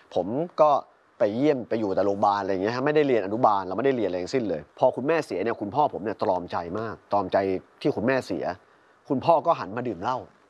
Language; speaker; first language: Thai; native; Thai